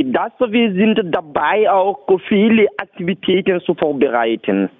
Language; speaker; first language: German; non-native, learner; Bambara